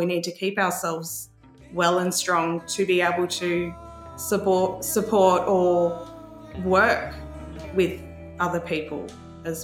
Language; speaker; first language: English; native; English